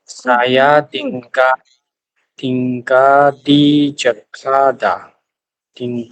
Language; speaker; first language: Indonesian; non-native, learner; Chinese